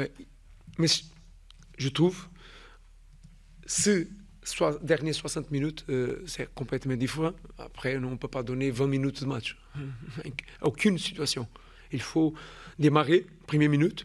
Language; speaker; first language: French; non-native, fluent; Portuguese